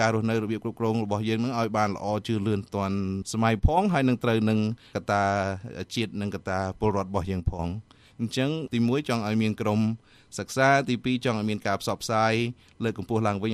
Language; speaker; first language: Khmer; native; Khmer